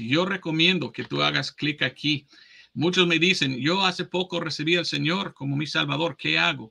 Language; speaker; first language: Spanish; non-native, fluent; English